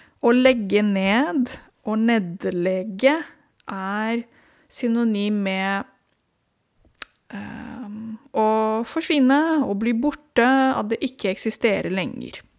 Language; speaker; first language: Norwegian; non-native, fluent; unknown